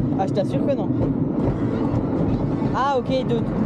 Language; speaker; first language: French; native; French